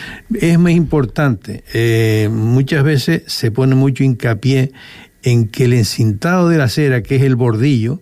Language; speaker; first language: Spanish; native; Spanish